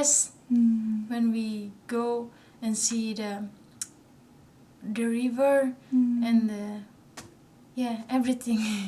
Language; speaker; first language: English; non-native, learner; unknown